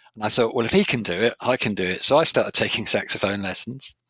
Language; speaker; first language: English; native; English